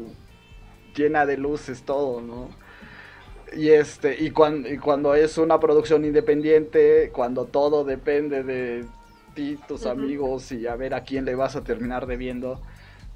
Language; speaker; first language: Spanish; native; Spanish